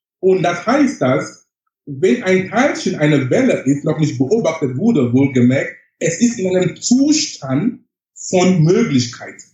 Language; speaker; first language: German; non-native, fluent; English